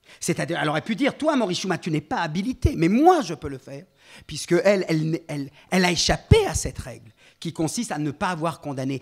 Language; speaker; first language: French; native; French